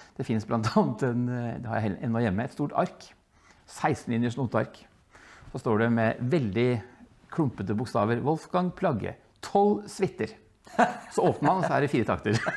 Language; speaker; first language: Norwegian; early bilingual, other home language; Dutch